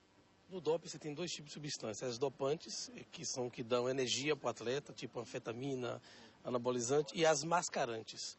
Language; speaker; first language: Portuguese; native; Portuguese